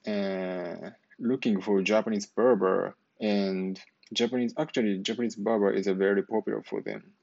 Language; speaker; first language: English; non-native, learner; Japanese